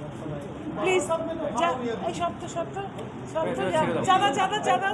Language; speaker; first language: Hindi; non-native, local second language; Bangla